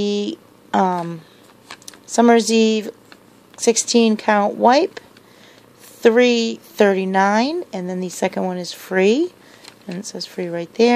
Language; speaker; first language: English; native; English